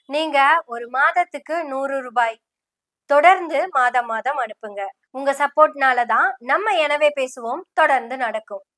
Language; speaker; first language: Tamil; non-native, local second language; Malayalam